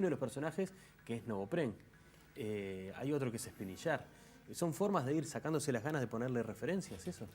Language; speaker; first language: Spanish; native; Spanish